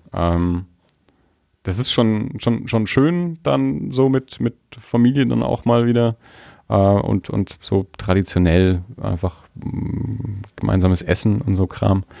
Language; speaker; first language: German; native; German